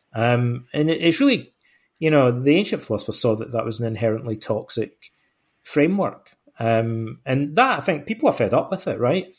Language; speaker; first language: English; native; English